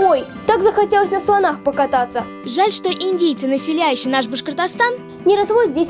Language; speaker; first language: Russian; native; Russian